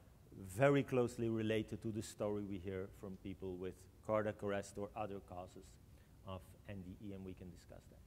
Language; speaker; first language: English; non-native, fluent; French